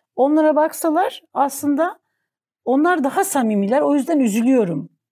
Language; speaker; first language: Turkish; native; Turkish